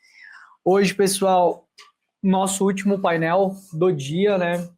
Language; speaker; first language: Portuguese; native; Portuguese